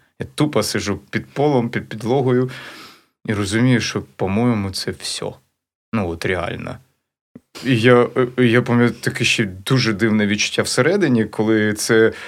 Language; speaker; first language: Ukrainian; native; Ukrainian